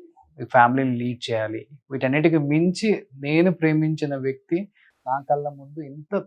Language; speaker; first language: Telugu; native; Telugu